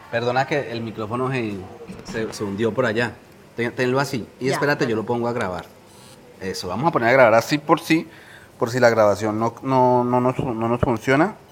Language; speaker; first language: Spanish; native; Spanish